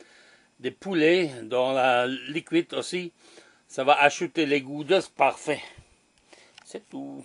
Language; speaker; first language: French; non-native, learner; German